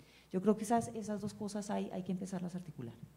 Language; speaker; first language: Spanish; native; Spanish